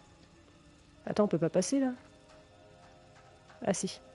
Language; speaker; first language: French; native; French